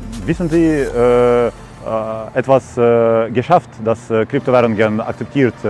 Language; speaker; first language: German; non-native, learner; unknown